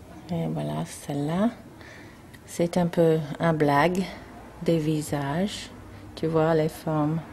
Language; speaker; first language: French; non-native, learner; English